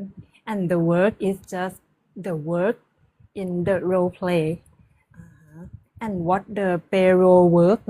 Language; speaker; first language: English; non-native, learner; Thai